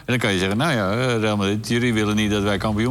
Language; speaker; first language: Dutch; native; Dutch